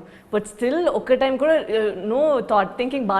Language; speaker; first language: Telugu; non-native, learner; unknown